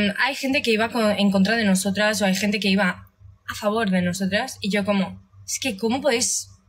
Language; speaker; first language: Spanish; early bilingual, other home language; Russian